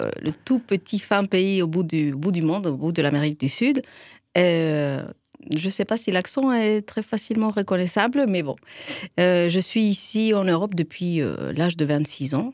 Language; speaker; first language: French; non-native, fluent; Spanish